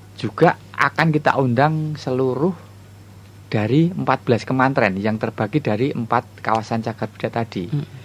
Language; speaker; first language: Indonesian; native; Indonesian